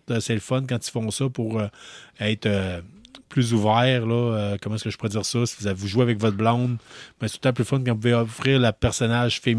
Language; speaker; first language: French; native; French